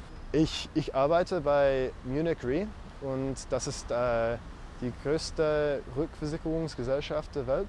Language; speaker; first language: German; non-native, fluent; English